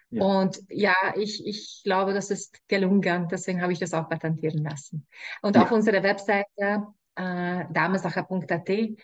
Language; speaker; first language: German; non-native, fluent; Hungarian